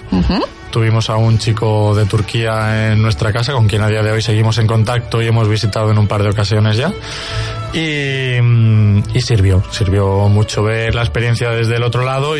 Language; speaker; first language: Spanish; native; Spanish